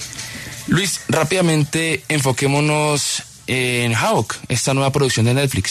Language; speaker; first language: Spanish; native; Spanish